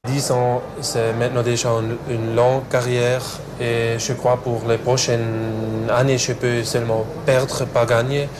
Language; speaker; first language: French; non-native, local second language; German